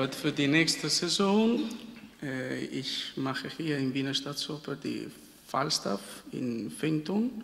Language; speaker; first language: German; non-native, learner; Albanian